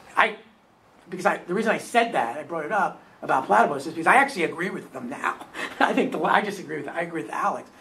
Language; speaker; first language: English; native; English